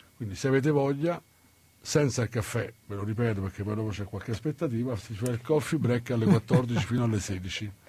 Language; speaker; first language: Italian; native; Italian